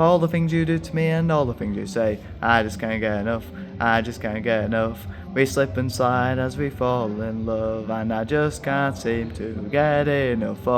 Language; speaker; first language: English; native; English